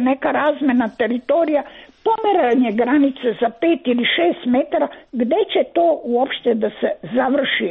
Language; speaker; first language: Croatian; native; Croatian